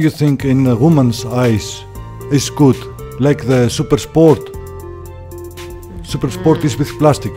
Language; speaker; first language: English; non-native, learner; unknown